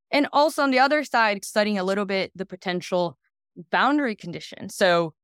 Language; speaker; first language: English; non-native, fluent; Portuguese